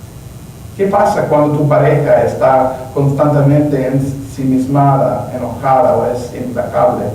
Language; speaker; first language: Spanish; non-native, learner; English